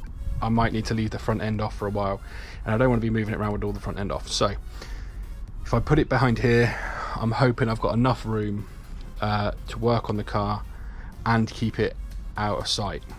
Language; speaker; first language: English; native; English